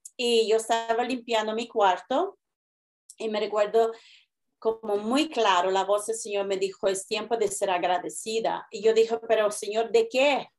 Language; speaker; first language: Spanish; early bilingual, heritage; Spanish